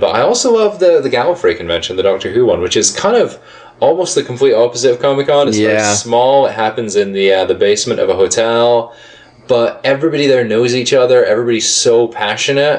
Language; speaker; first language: English; native; English